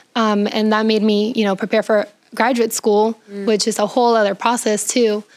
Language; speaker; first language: English; early bilingual, other home language; Spanish